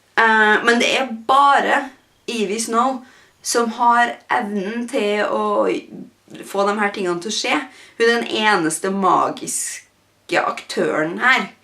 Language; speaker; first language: Norwegian; native; Norwegian